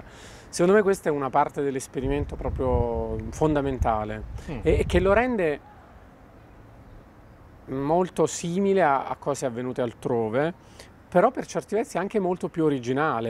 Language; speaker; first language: Italian; native; Italian